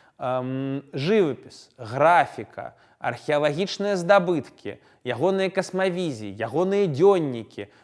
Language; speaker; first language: Belarusian; non-native, local second language; Russian